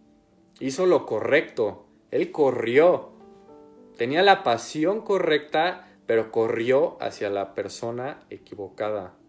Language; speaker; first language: Spanish; native; Spanish